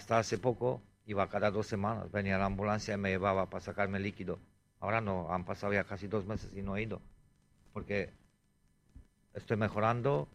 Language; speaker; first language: Spanish; non-native, fluent; Romanian